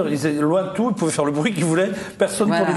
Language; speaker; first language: French; native; French